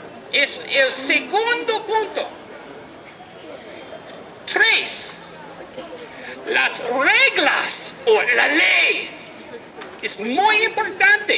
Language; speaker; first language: Spanish; non-native, learner; English